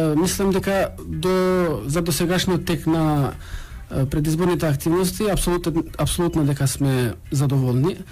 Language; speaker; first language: Macedonian; non-native, local second language; Albanian